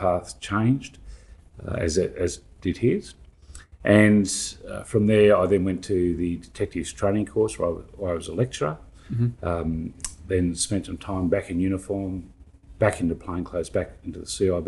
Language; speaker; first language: English; native; English